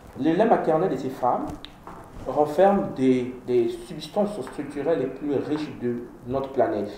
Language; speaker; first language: French; non-native, local second language; Kongo